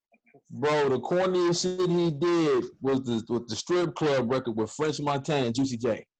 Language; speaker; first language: English; native; English